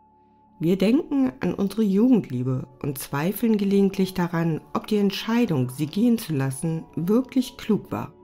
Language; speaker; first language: German; native; German